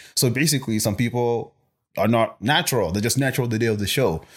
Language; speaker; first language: English; non-native, local second language; Yoruba